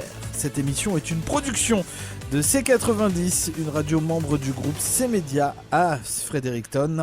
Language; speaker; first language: French; native; French